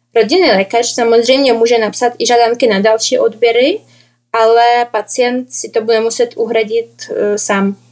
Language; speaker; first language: Czech; non-native, fluent; Ukrainian